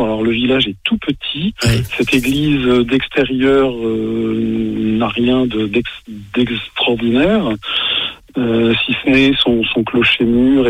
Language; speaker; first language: French; native; French